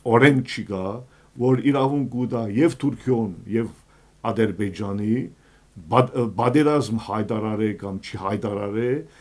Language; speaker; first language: Armenian; early bilingual, heritage; Armenian